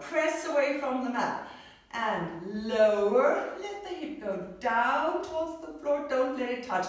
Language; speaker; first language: English; non-native, fluent; German